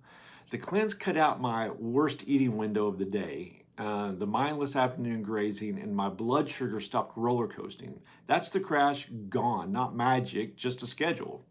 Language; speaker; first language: English; native; English